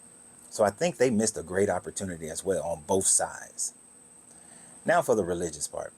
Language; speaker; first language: English; native; English